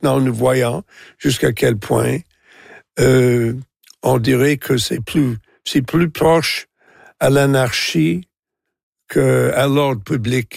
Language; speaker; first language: French; non-native, local second language; English